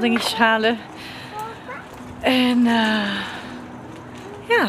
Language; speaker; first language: Dutch; native; Dutch